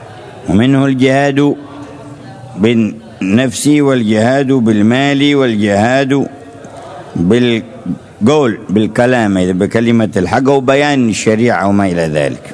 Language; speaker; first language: Arabic; native; Arabic